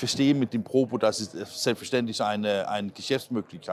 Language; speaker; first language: German; non-native, learner; Danish